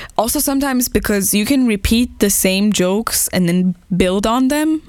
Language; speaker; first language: English; non-native, fluent; Persian